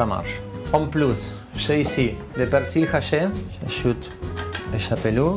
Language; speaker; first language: French; non-native, fluent; Spanish